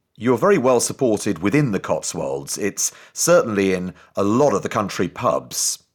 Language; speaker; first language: English; native; English